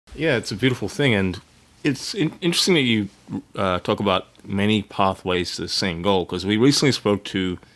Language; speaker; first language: English; native; English